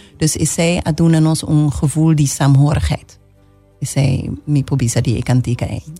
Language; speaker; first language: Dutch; non-native, local second language; Papiamento